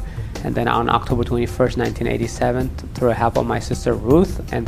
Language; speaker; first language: English; early bilingual, other home language; Tigrinya